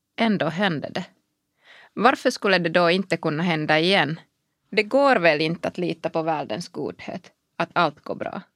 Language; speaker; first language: Swedish; non-native, local second language; Finnish